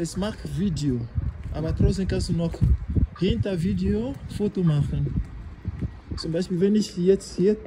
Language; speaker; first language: German; non-native, learner; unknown